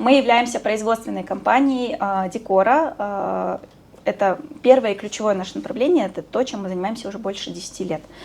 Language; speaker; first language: Russian; native; Russian